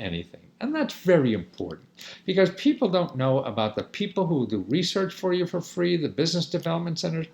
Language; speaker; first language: English; native; English